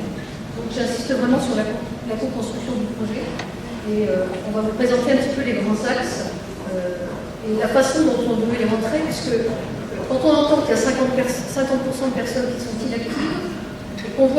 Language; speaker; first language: French; native; French